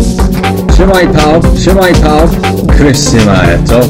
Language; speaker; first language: Welsh; non-native, learner; English